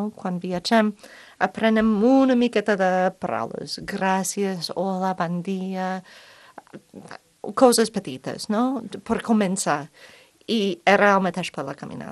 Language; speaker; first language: Catalan; non-native, fluent; English